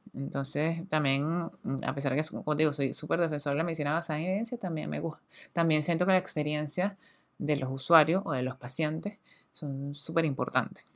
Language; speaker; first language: Spanish; native; Spanish